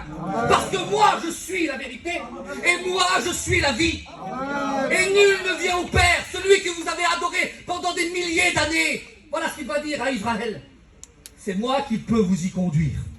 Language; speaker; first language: French; native; French